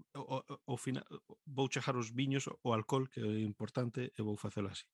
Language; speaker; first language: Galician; non-native, local second language; Spanish